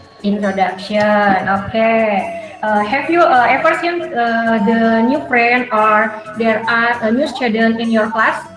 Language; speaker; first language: English; non-native, learner; Indonesian